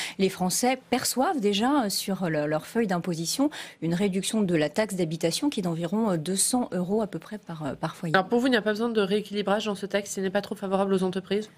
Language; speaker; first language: French; native; French